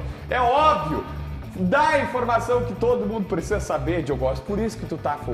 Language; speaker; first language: Portuguese; native; Portuguese